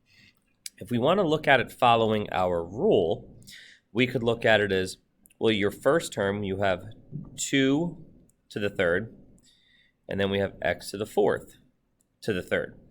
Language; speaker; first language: English; native; English